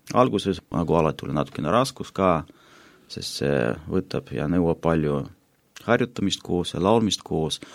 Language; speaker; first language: Estonian; non-native, local second language; Russian